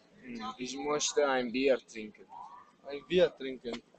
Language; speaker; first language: German; non-native, learner; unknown